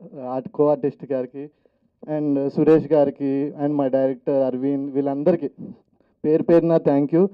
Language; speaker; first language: Telugu; native; Telugu